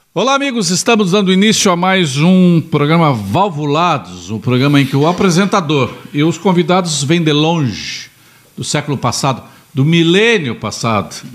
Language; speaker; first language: Portuguese; native; Portuguese